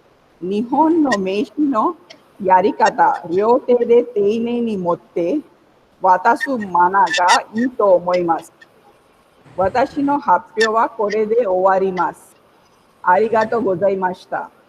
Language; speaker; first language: Japanese; non-native, fluent; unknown